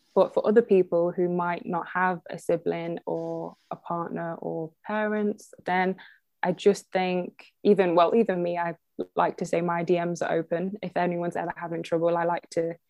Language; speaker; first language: English; native; English